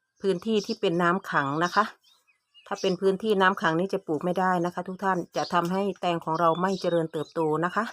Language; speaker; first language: Thai; native; Thai